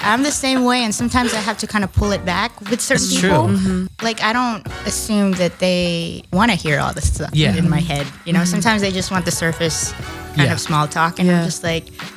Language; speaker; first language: English; native; English